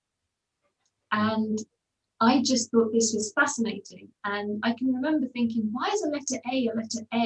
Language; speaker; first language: English; native; English